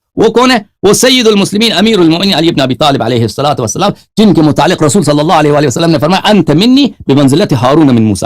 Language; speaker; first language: Urdu; non-native, fluent; Persian